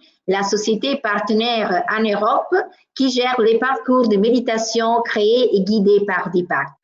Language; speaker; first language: French; non-native, fluent; Italian